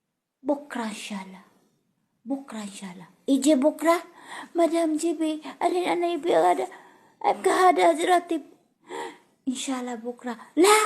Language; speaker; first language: Arabic; non-native, learner; Oromo